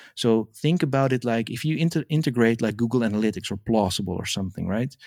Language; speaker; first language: English; non-native, fluent; Dutch